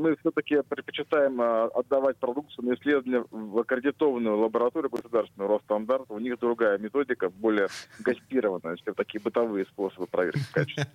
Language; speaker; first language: Russian; native; Russian